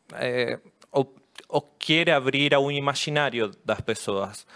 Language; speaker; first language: Portuguese; non-native, learner; Spanish